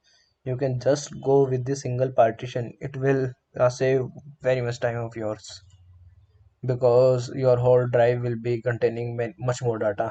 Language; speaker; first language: English; non-native, local second language; Hindi